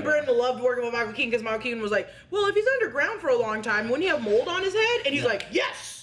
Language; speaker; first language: English; native; English